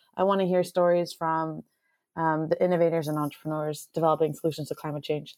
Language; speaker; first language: English; native; English